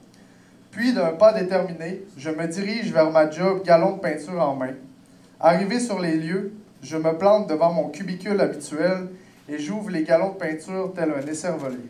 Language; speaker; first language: French; native; French